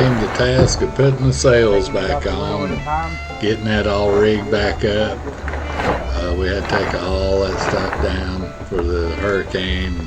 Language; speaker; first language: English; native; English